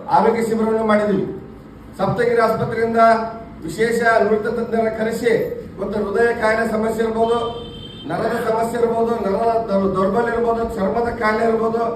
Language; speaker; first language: Kannada; native; Kannada